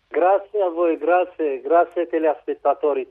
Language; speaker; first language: Italian; non-native, learner; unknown